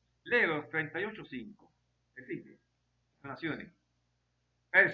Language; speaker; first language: Spanish; native; Spanish